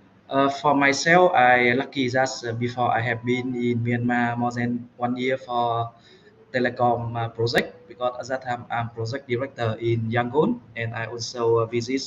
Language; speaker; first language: English; non-native, fluent; Vietnamese